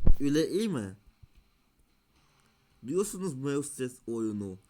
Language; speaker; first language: Turkish; non-native, learner; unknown